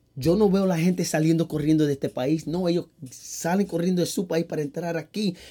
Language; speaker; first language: Spanish; early bilingual, heritage; Spanish